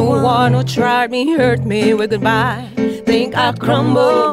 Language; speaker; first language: English; non-native, local second language; Filipino